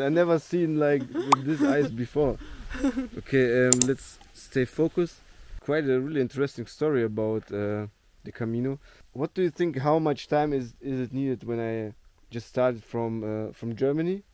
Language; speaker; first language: English; non-native, fluent; German